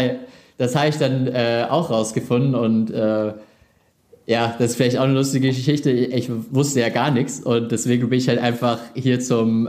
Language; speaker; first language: German; native; German